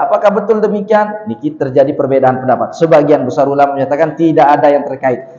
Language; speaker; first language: Malay; non-native, local second language; Sasak